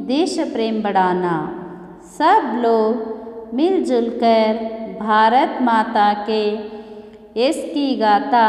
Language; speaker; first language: Hindi; non-native, local second language; Kannada